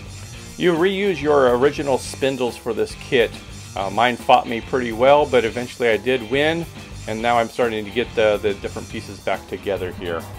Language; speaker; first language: English; native; English